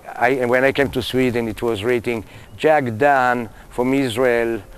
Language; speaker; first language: English; non-native, fluent; Hebrew